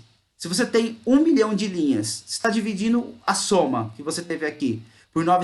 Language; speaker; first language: Portuguese; native; Portuguese